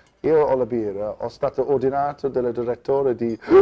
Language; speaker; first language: Italian; non-native, learner; English